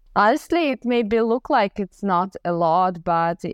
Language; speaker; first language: English; non-native, fluent; Ukrainian